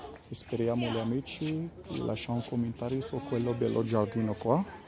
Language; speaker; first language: Italian; non-native, learner; Arabic